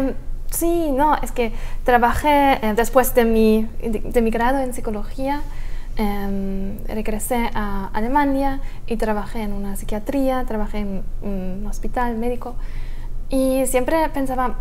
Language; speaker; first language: Spanish; non-native, fluent; German